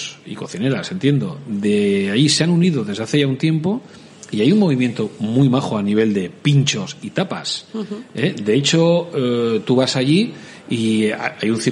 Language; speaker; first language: Spanish; native; Spanish